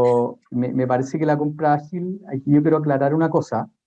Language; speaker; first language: Spanish; native; Spanish